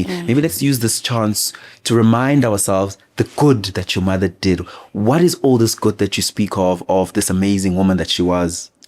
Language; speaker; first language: English; non-native, local second language; Zulu